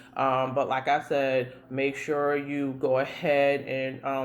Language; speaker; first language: English; native; English